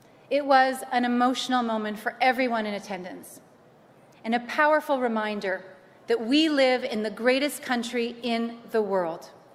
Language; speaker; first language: English; native; English